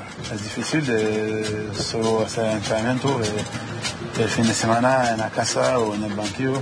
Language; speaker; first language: Spanish; non-native, learner; French